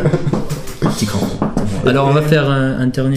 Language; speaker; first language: French; early bilingual, heritage; English